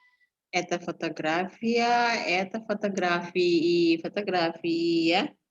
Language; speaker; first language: Russian; non-native, fluent; Indonesian